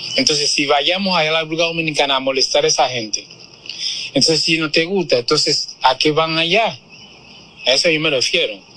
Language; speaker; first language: Spanish; non-native, fluent; Haitian Creole